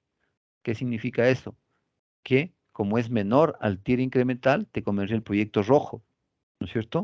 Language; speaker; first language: Spanish; native; Spanish